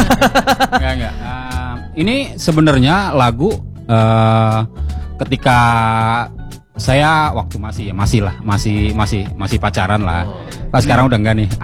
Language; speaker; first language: Indonesian; native; Indonesian